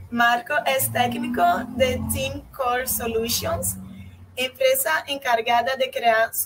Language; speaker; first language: Spanish; non-native, fluent; Portuguese